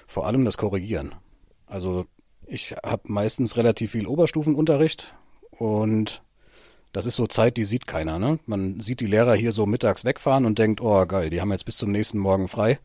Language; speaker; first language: German; native; German